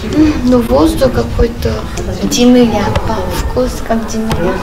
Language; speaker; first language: Russian; non-native, learner; Korean